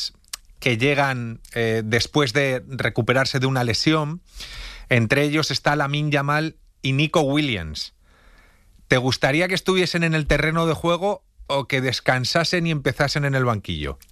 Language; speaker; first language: Spanish; native; Spanish